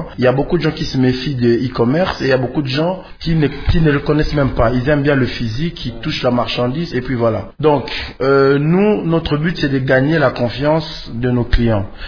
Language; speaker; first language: French; non-native, local second language; Lingala